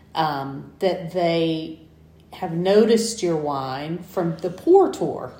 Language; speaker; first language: English; native; English